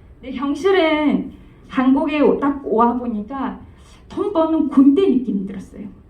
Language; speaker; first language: Korean; non-native, fluent; Mongolian